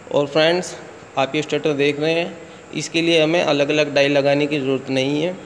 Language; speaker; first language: Hindi; native; Hindi